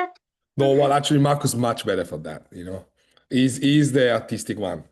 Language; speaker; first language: English; non-native, fluent; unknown